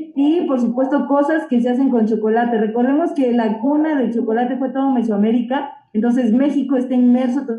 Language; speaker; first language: Spanish; native; Spanish